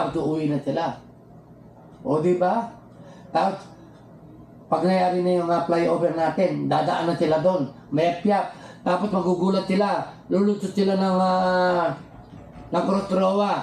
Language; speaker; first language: Filipino; native; Filipino